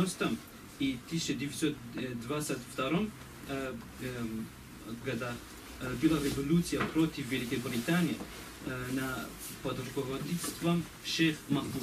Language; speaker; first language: Russian; non-native, learner; Kurdish